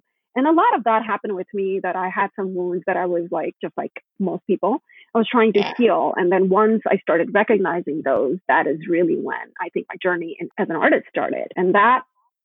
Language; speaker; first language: English; non-native, local second language; Gujarati